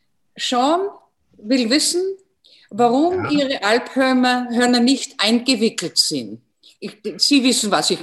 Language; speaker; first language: German; non-native, fluent; English